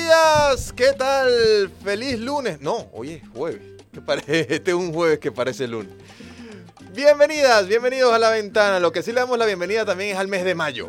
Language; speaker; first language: Spanish; native; Spanish